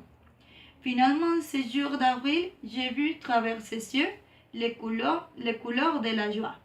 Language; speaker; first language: French; non-native, learner; Spanish